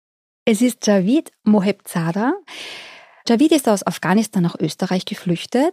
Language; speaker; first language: German; native; German